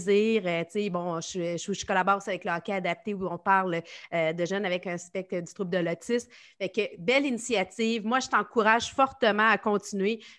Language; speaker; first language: French; native; French